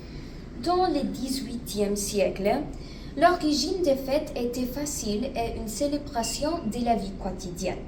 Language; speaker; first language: French; non-native, learner; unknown